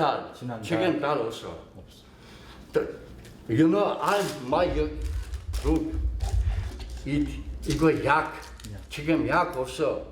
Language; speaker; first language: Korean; non-native, learner; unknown